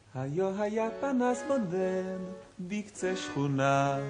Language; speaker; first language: Hebrew; native; Hebrew